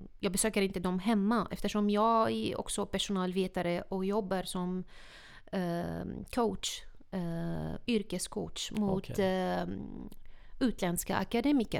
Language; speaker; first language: Swedish; non-native, fluent; Arabic